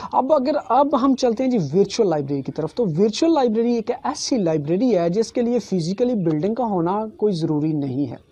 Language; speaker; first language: Urdu; native; Urdu